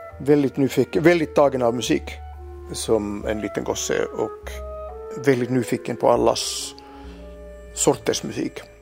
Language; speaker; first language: Swedish; non-native, local second language; Finnish